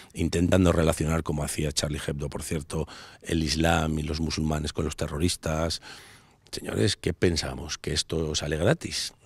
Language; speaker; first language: Spanish; native; Spanish